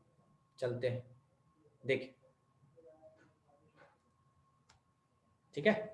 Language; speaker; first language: Hindi; native; Hindi